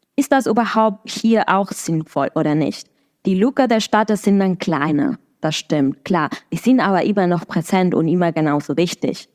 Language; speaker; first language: German; non-native, fluent; Spanish